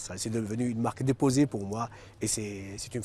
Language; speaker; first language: French; non-native, local second language; Arabic